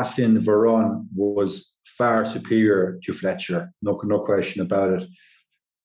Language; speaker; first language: English; native; English